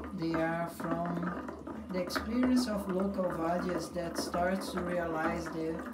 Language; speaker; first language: English; non-native, fluent; Portuguese